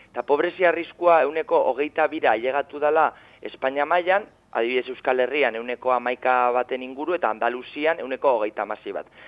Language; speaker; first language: Basque; native; Basque